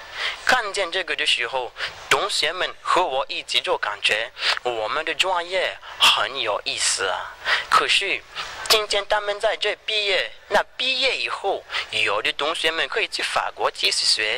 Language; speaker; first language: Chinese; non-native, fluent; French